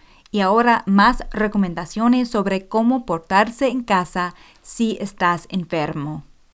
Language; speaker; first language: Spanish; non-native, fluent; English